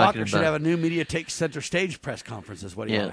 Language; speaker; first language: English; native; English